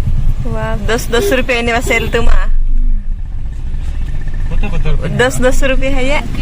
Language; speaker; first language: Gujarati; non-native, local second language; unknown